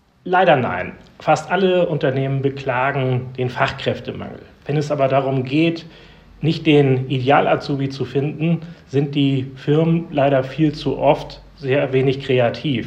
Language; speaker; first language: German; native; German